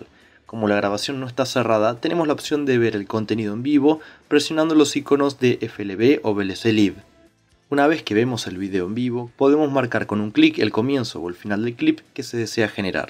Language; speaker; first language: Spanish; native; Spanish